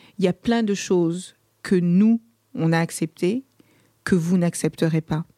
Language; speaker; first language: French; early bilingual, other home language; Kabuverdianu